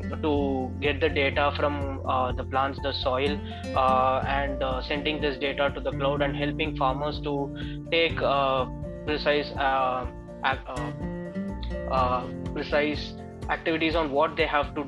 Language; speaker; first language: English; non-native, local second language; Tamil